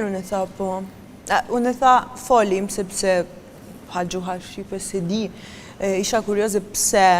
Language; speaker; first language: Albanian; non-native, learner; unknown